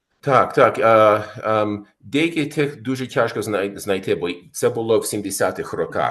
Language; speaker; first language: Ukrainian; early bilingual, heritage; Ukrainian